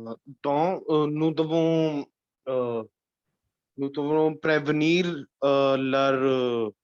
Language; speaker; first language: French; non-native, learner; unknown